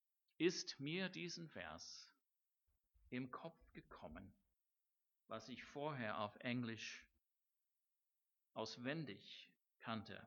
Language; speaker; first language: German; non-native, fluent; English